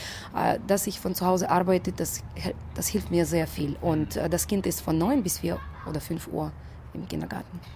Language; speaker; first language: German; non-native, fluent; Russian